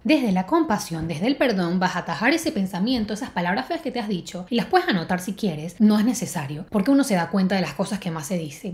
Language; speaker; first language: Spanish; native; Spanish